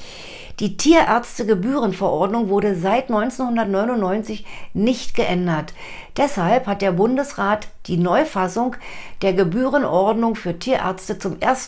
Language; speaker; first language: German; native; German